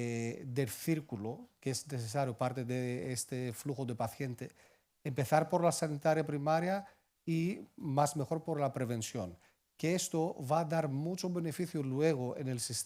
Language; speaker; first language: Spanish; non-native, fluent; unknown